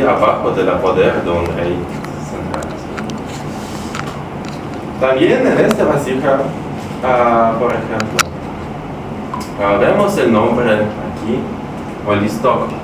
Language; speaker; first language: Spanish; non-native, fluent; Russian